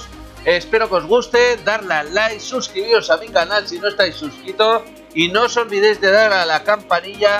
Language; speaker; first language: Spanish; native; Spanish